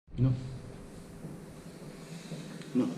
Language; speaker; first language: Spanish; native; Spanish